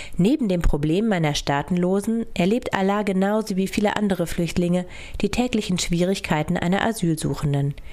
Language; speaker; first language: German; native; German